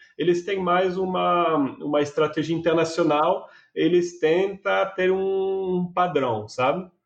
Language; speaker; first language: Portuguese; non-native, fluent; French